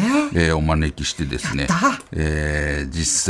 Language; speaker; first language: Japanese; native; Japanese